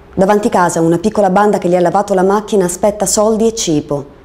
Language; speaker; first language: Italian; native; Italian